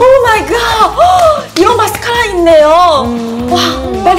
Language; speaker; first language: Korean; non-native, learner; Chinese